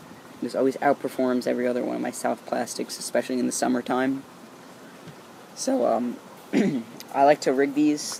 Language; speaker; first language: English; native; English